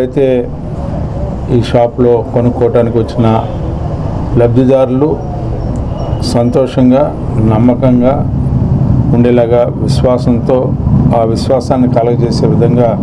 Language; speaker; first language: Telugu; native; Telugu